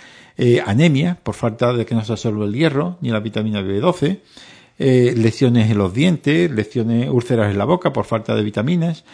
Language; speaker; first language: Spanish; native; Spanish